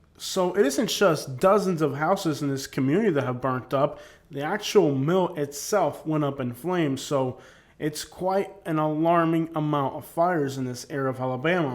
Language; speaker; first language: English; native; English